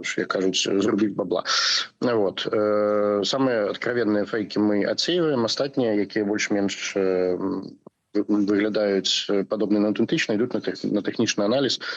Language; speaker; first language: Belarusian; non-native, local second language; Russian